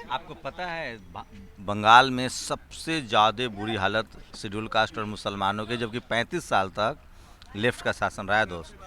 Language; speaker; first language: Hindi; native; Hindi